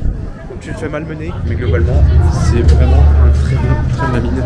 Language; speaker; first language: French; native; French